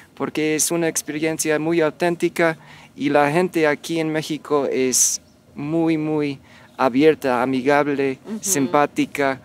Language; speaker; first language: Spanish; non-native, fluent; English